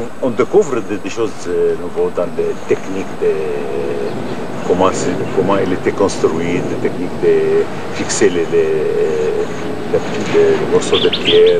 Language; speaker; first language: French; non-native, fluent; Arabic